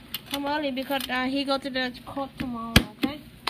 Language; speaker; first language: English; non-native, learner; Vietnamese